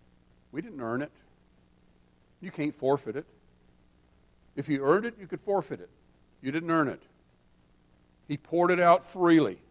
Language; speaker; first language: English; native; English